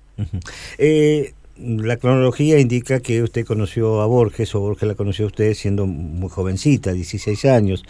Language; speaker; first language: Spanish; native; Spanish